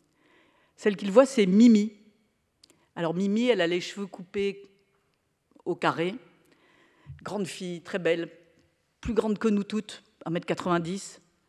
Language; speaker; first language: French; native; French